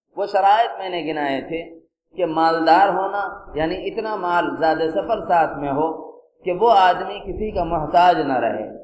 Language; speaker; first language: Urdu; native; Urdu